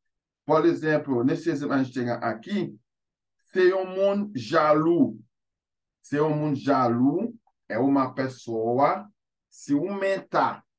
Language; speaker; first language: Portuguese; non-native, fluent; Haitian Creole